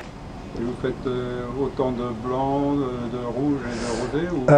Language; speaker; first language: French; native; French